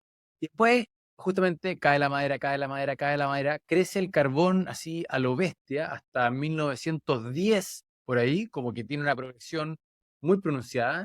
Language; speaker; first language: Spanish; native; Spanish